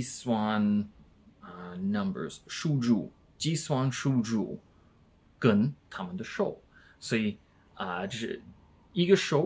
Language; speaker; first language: Chinese; non-native, learner; English